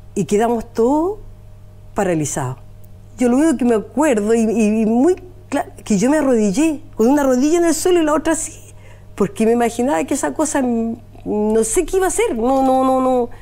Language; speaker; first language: Spanish; native; Spanish